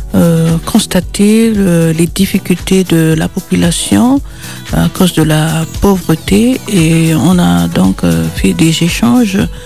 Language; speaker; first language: French; non-native, local second language; Malagasy